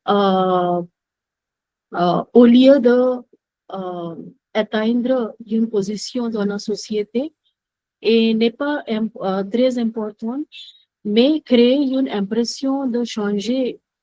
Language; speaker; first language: French; non-native, learner; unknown